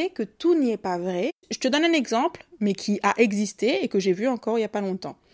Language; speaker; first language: French; native; French